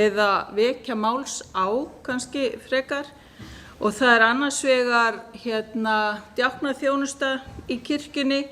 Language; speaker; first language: Icelandic; native; Icelandic